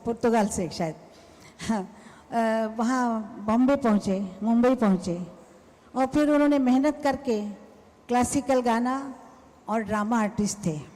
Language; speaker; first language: Hindi; non-native, local second language; Marathi